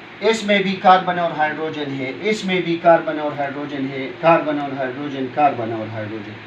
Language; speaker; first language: Urdu; non-native, local second language; Pashto